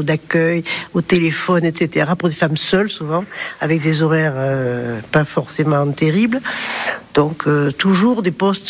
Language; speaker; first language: French; native; French